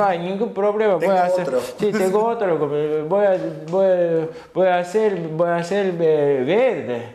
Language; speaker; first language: Spanish; non-native, fluent; Japanese